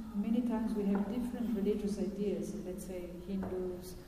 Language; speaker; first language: English; non-native, fluent; Italian